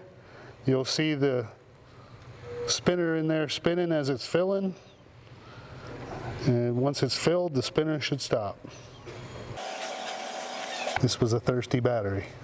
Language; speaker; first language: English; native; English